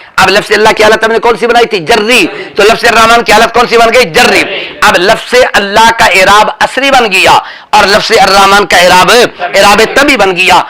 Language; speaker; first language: Urdu; non-native, local second language; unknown